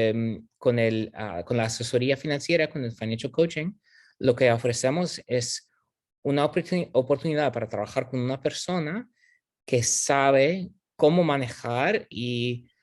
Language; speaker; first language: Spanish; non-native, fluent; English